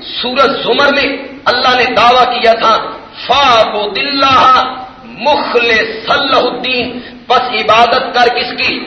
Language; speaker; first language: Urdu; non-native, local second language; Punjabi